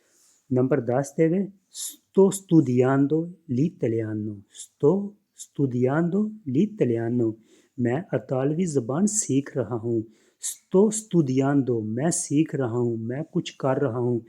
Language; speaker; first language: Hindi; non-native, local second language; Punjabi